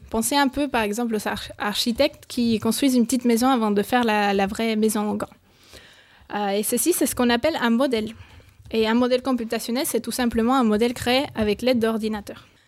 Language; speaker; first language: French; non-native, fluent; Spanish